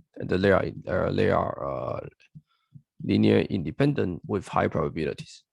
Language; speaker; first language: English; non-native, fluent; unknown